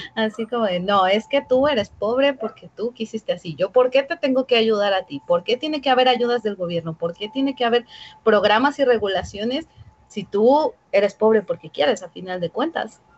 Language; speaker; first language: Spanish; native; Spanish